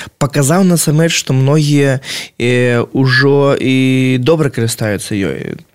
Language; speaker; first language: Belarusian; non-native, local second language; Russian